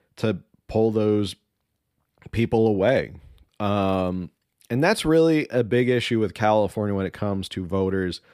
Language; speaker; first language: English; early bilingual, other home language; Spanish